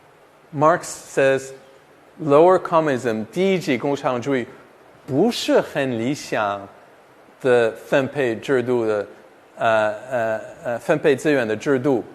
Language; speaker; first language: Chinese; non-native, fluent; English